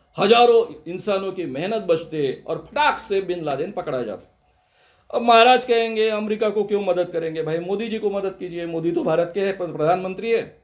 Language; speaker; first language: Hindi; non-native, local second language; Marathi